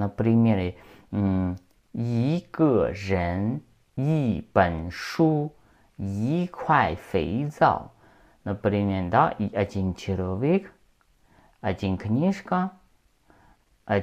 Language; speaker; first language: Russian; non-native, learner; Chinese